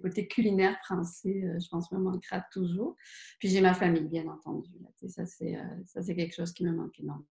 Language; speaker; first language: French; native; French